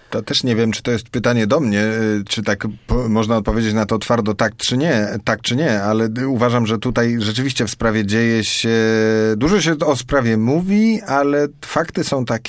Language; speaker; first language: Polish; native; Polish